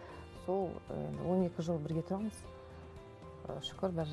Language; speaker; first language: Kazakh; non-native, local second language; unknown